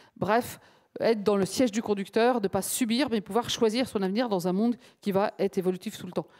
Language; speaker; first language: French; native; French